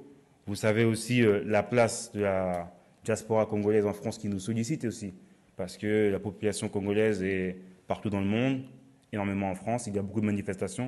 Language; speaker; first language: French; native; French